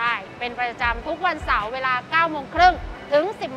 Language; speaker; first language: Thai; native; Thai